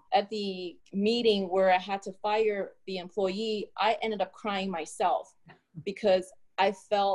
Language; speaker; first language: English; early bilingual, other home language; Chinese